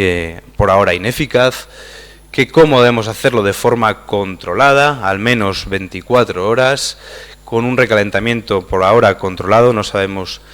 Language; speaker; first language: Spanish; native; Spanish